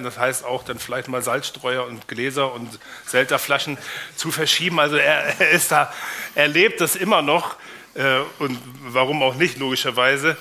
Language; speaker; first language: German; native; German